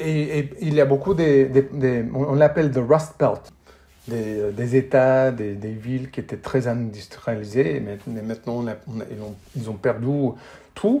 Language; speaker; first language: French; non-native, fluent; English